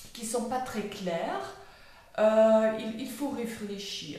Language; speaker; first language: French; non-native, learner; Dutch